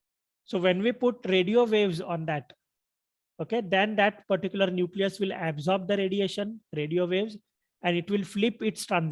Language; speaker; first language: English; non-native, local second language; Marathi